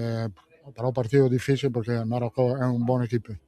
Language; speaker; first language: Portuguese; non-native, learner; Italian